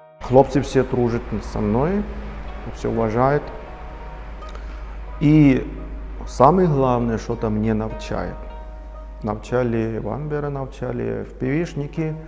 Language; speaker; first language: Ukrainian; non-native, learner; Chinese